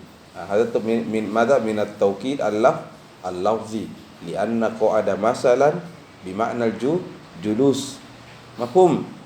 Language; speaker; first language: Arabic; non-native, fluent; Indonesian